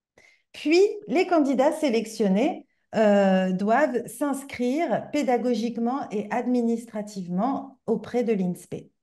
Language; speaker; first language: French; native; French